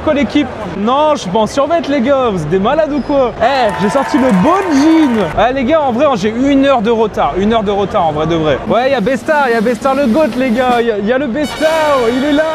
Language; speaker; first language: French; native; French